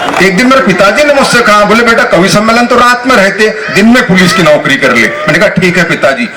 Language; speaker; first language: Hindi; non-native, local second language; Telugu